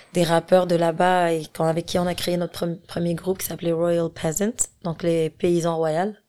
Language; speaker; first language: French; non-native, local second language; Arabic